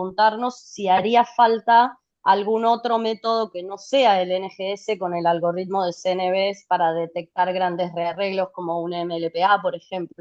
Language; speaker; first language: Spanish; native; Spanish